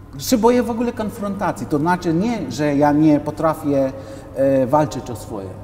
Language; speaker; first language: Polish; non-native, fluent; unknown